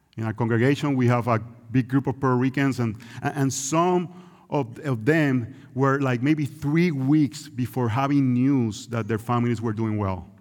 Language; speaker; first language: English; non-native, local second language; Spanish